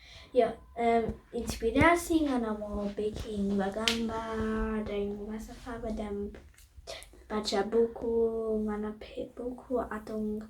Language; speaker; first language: Indonesian; early bilingual, heritage; Indonesian